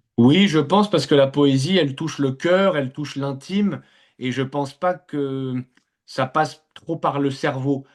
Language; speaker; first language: French; native; French